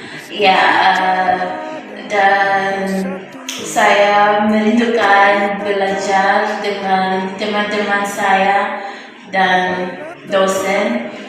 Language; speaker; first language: Indonesian; non-native, learner; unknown